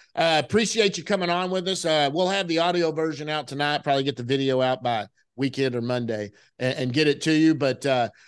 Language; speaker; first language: English; native; English